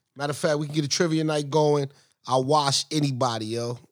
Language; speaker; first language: English; native; English